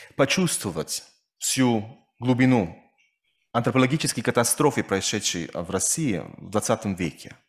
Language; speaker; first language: Russian; non-native, fluent; Slovenian